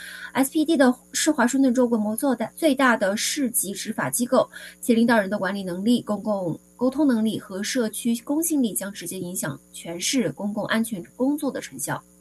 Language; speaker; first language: Chinese; native; Chinese